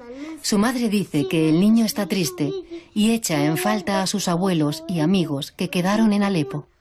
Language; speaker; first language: Spanish; native; Spanish